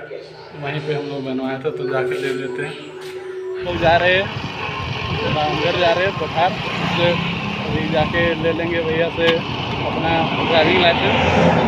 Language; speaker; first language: Hindi; native; Hindi